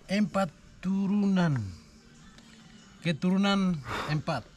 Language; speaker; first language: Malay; non-native, local second language; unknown